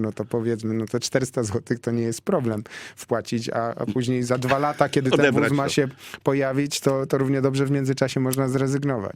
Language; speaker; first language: Polish; native; Polish